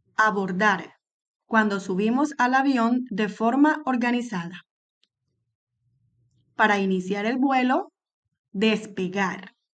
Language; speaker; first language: Spanish; native; Spanish